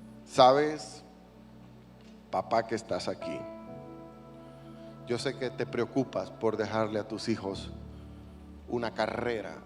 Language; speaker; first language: Spanish; native; Spanish